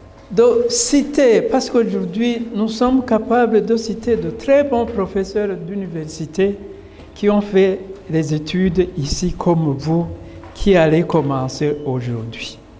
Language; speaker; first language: French; non-native, local second language; Rundi